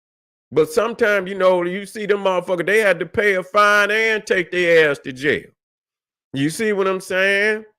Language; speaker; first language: English; native; English